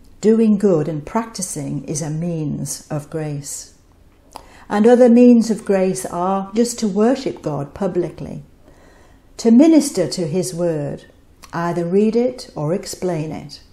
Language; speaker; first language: English; native; English